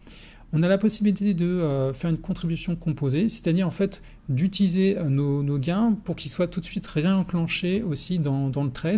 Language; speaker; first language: French; native; French